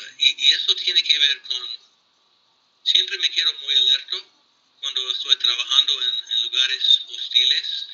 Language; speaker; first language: Spanish; non-native, fluent; English